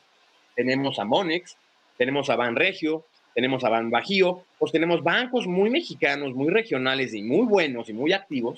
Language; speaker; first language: Spanish; native; Spanish